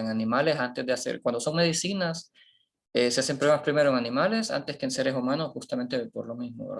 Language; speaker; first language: Spanish; native; Spanish